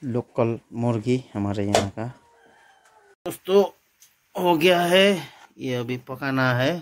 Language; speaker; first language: Hindi; non-native, local second language; Nepali